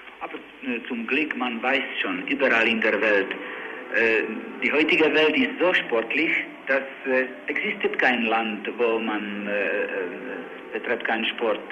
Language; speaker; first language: German; non-native, learner; Czech